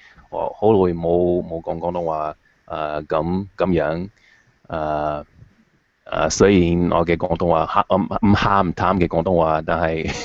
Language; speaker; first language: Chinese; non-native, fluent; English